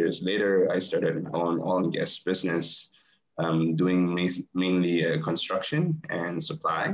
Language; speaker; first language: English; non-native, local second language; Chinese